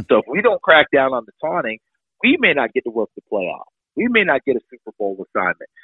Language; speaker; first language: English; native; English